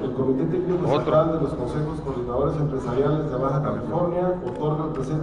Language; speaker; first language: Spanish; native; Spanish